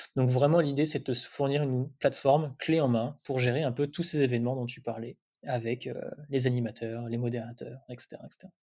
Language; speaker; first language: French; native; French